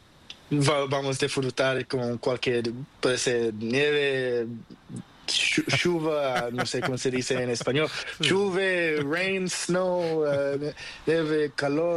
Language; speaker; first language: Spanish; non-native, learner; Portuguese